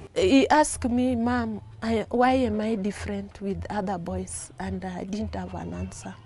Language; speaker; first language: English; non-native, local second language; Luo (Kenya and Tanzania)